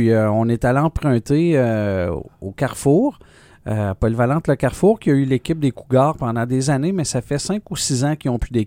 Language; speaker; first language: French; native; French